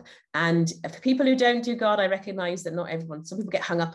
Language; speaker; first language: English; native; English